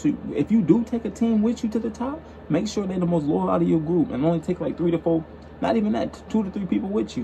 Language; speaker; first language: English; native; English